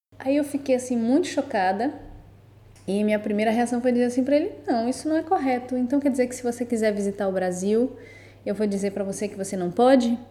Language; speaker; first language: Portuguese; native; Portuguese